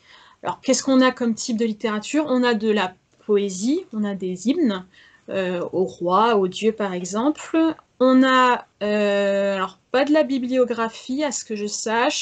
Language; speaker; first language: French; native; French